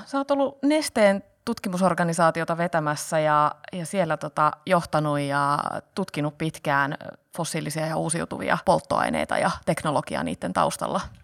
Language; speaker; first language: Finnish; native; Finnish